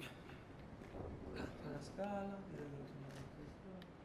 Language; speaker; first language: Italian; native; Italian